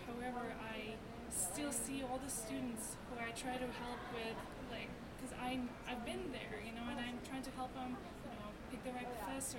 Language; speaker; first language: English; non-native, fluent; Russian